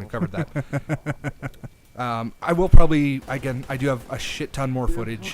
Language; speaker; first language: English; native; English